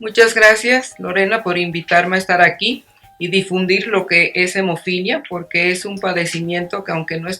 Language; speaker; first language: Spanish; native; Spanish